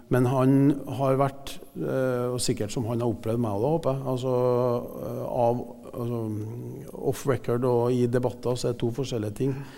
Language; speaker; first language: Norwegian; native; Norwegian